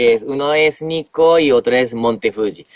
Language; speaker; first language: Spanish; non-native, fluent; Japanese